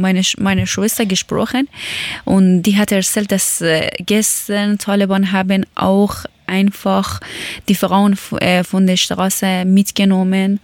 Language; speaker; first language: German; non-native, learner; Persian